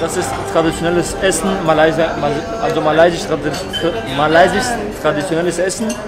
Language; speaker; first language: German; early bilingual, other home language; Albanian